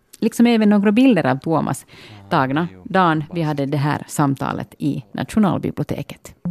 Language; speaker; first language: Swedish; native; Swedish